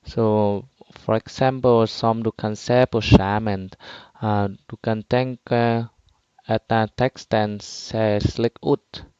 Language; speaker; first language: Norwegian; non-native, fluent; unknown